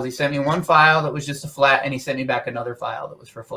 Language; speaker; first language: English; native; English